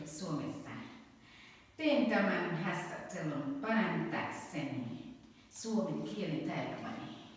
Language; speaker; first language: Finnish; non-native, learner; Akan